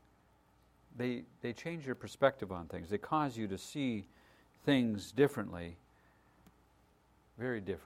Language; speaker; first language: English; native; English